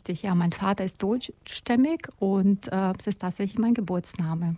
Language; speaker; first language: German; non-native, fluent; Russian